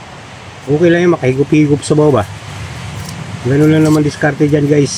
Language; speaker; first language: Filipino; native; Filipino